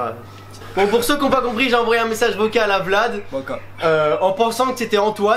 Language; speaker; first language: French; native; French